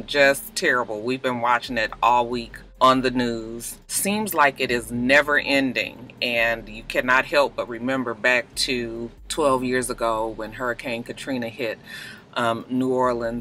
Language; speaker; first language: English; native; English